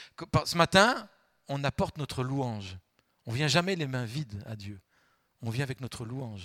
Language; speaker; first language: French; native; French